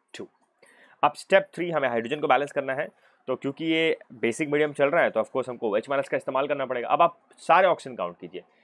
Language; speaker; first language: Hindi; native; Hindi